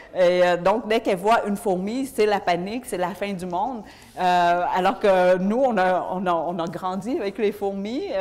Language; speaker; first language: French; early bilingual, other home language; Vietnamese